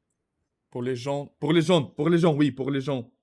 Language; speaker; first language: French; non-native, learner; Russian